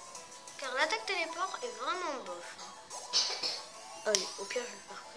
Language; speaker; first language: French; native; French